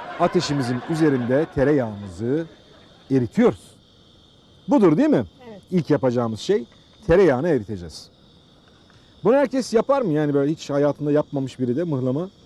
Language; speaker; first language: Turkish; native; Turkish